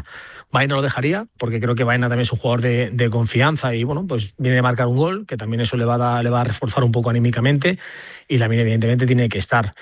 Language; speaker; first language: Spanish; native; Spanish